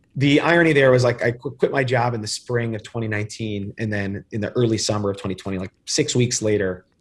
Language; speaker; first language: English; native; English